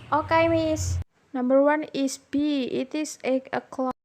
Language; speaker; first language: English; non-native, learner; Indonesian